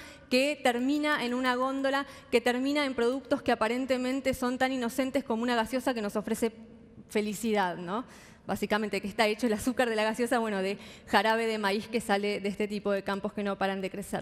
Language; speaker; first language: Spanish; native; Spanish